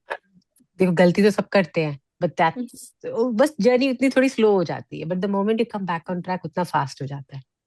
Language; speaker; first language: Hindi; native; Hindi